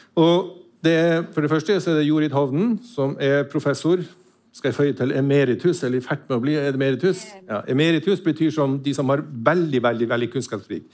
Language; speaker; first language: Norwegian; native; Norwegian